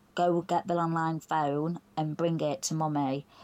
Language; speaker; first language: English; native; English